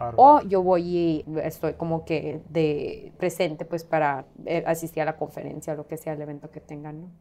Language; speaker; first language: Spanish; native; Spanish